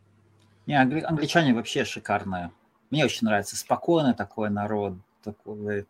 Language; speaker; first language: Russian; non-native, local second language; Latvian